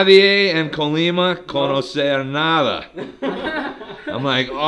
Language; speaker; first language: Spanish; non-native, learner; English